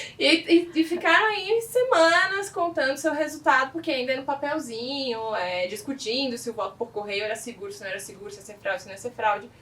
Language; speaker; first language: Portuguese; native; Portuguese